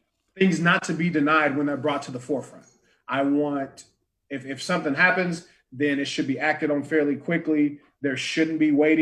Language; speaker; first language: English; native; English